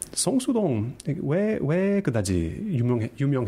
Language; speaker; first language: Korean; non-native, fluent; English